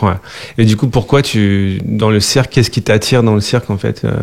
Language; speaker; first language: French; native; French